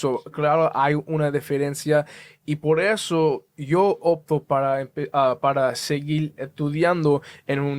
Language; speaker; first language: Spanish; early bilingual, heritage; Spanish